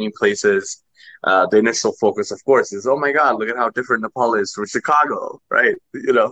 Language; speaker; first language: English; non-native, local second language; Nepali